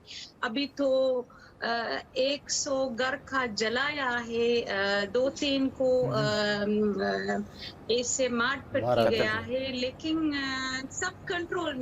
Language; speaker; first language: Hindi; non-native, learner; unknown